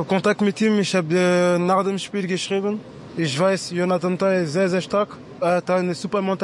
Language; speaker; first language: German; non-native, learner; French